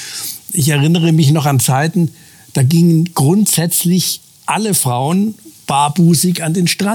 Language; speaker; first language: German; native; German